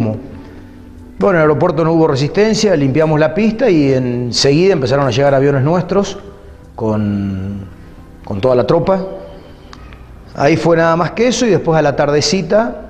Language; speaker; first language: Spanish; native; Spanish